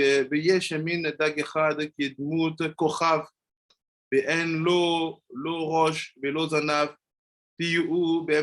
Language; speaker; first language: Hebrew; non-native, fluent; French